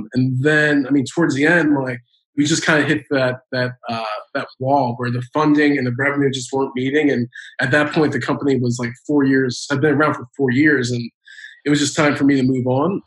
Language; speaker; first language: English; native; English